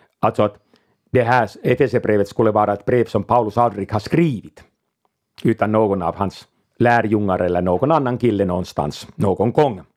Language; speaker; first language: Swedish; non-native, local second language; Finnish